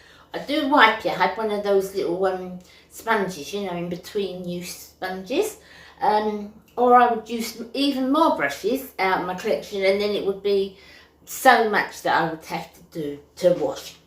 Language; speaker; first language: English; native; English